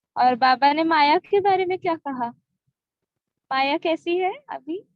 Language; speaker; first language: Hindi; native; Hindi